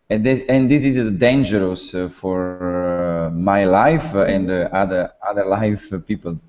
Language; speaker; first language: English; non-native, learner; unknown